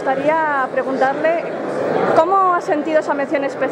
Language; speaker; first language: Spanish; native; Spanish